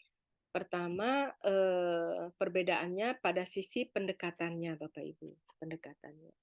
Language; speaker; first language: Indonesian; native; Indonesian